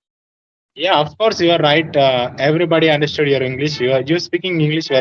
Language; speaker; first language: English; non-native, learner; Telugu